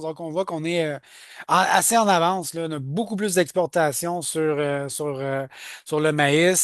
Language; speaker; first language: French; native; French